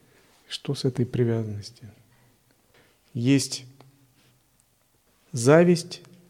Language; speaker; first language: Russian; native; Russian